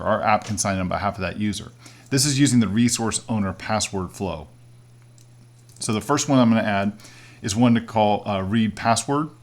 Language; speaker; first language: English; native; English